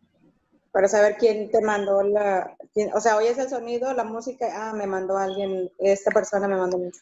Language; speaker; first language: Spanish; early bilingual, heritage; Spanish